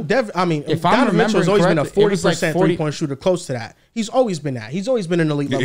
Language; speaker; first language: English; native; English